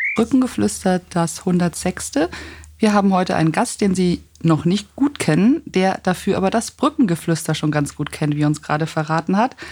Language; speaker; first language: German; native; German